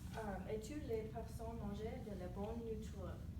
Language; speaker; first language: French; non-native, learner; English